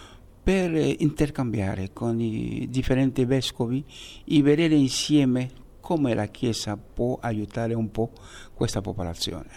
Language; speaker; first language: Italian; non-native, fluent; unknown